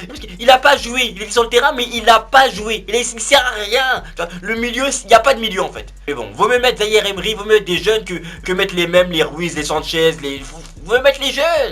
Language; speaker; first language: French; native; French